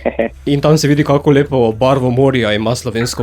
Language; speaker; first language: Slovenian; native; Slovenian